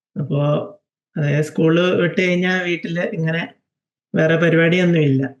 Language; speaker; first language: Malayalam; native; Malayalam